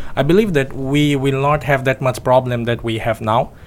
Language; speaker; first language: English; non-native, local second language; Bangla